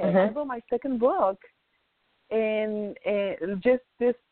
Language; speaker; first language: English; non-native, fluent; Spanish